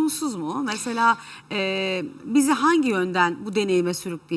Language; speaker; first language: Turkish; native; Turkish